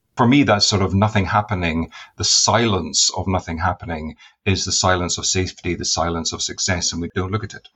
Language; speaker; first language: English; native; English